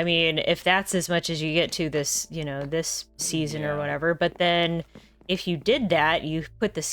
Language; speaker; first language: English; native; English